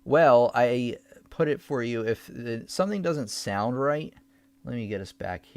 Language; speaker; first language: English; native; English